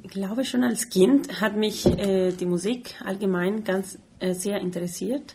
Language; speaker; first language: German; non-native, fluent; Spanish